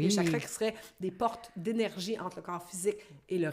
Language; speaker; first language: French; native; French